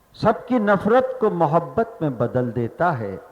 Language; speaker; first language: Hindi; non-native, local second language; Marathi